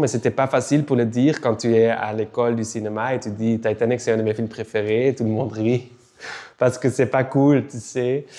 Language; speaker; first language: French; non-native, local second language; Dutch